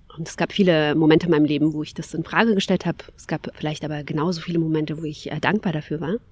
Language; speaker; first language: German; early bilingual, other home language; Kabyle